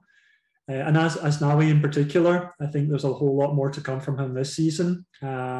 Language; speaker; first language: English; native; English